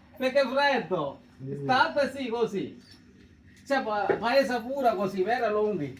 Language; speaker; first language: Italian; non-native, learner; Tamil